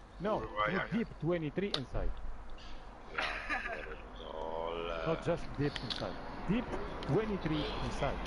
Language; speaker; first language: English; non-native, learner; Polish